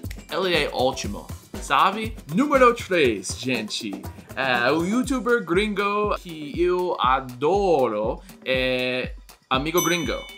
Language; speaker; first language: Portuguese; non-native, learner; English